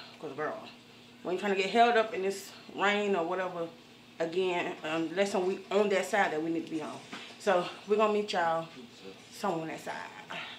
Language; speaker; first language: English; native; English